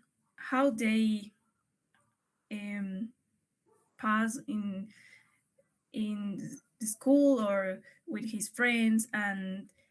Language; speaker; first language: English; non-native, learner; Spanish